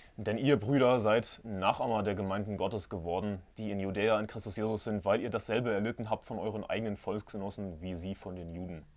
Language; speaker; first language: German; native; German